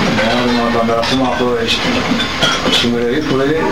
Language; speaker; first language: Greek; non-native, local second language; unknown